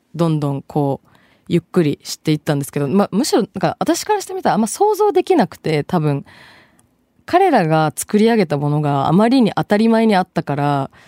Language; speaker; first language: Japanese; early bilingual, other home language; Bangla